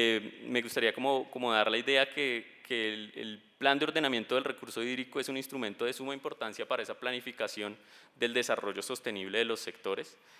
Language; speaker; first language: Spanish; native; Spanish